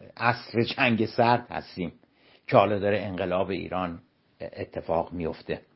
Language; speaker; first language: Persian; native; Persian